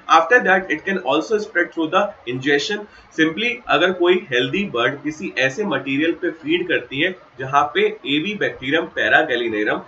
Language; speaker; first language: Hindi; native; Hindi